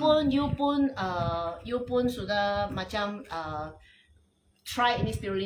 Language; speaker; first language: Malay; non-native, local second language; Chinese